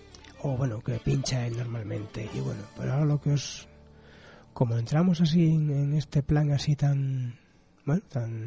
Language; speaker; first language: Spanish; native; Spanish